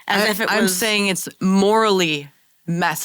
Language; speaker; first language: English; native; English